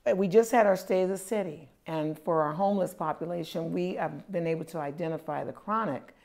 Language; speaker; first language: English; native; English